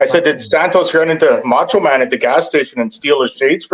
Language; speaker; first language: English; native; English